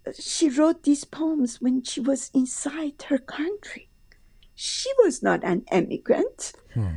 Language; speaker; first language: English; non-native, fluent; Persian